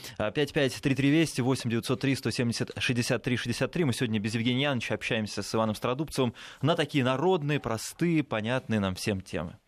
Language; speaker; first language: Russian; native; Russian